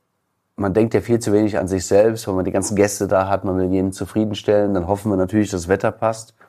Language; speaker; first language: German; native; German